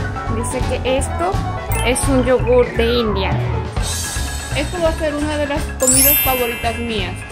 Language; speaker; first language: Spanish; non-native, fluent; Korean